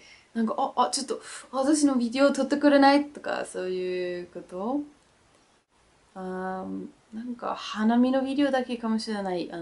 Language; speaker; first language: Japanese; non-native, learner; Danish